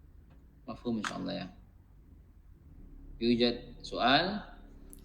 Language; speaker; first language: Arabic; non-native, fluent; Indonesian